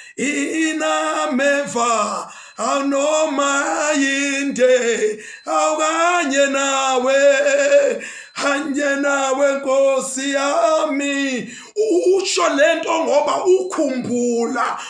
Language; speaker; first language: Zulu; non-native, local second language; Swati